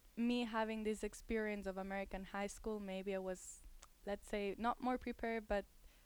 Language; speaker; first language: English; non-native, fluent; Spanish